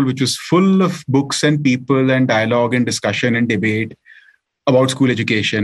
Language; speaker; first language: English; non-native, local second language; Hindi